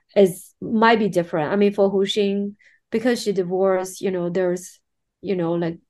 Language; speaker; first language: English; non-native, fluent; Chinese